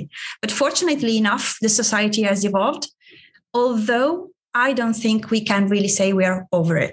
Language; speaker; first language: English; non-native, fluent; Italian